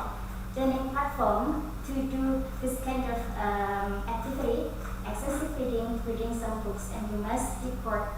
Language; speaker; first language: English; non-native, fluent; Indonesian